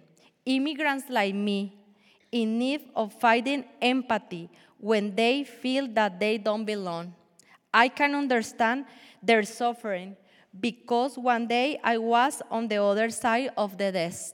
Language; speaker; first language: English; non-native, fluent; Spanish